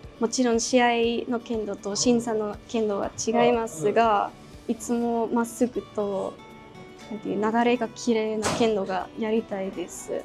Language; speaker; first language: Japanese; non-native, fluent; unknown